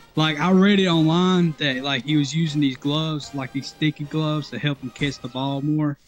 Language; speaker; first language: English; native; English